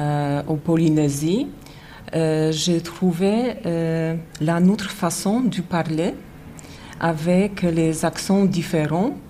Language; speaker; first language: French; non-native, learner; Polish